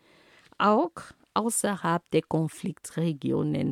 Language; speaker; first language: German; non-native, fluent; Ghomala